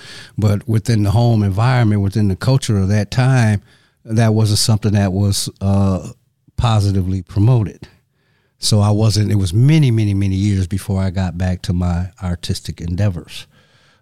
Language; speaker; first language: English; native; English